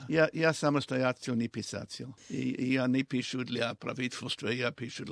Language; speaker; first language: Russian; non-native, learner; English